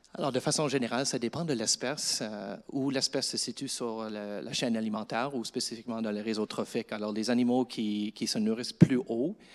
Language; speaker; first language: French; native; French